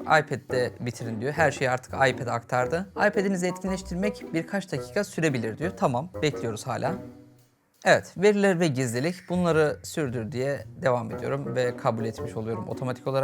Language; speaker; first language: Turkish; native; Turkish